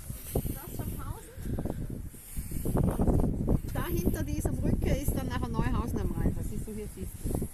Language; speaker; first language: German; native; German